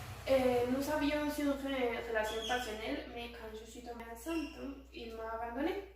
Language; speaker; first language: French; non-native, learner; Spanish